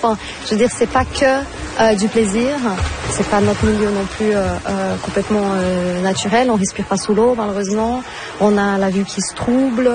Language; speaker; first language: French; non-native, fluent; Portuguese